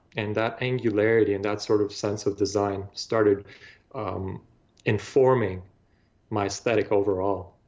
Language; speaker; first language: English; non-native, fluent; Bulgarian